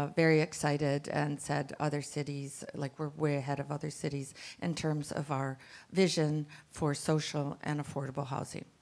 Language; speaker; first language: English; native; English